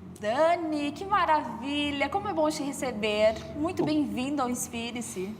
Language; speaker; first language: Portuguese; native; Portuguese